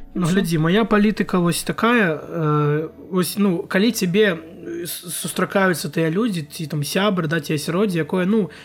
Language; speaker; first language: Belarusian; non-native, local second language; Russian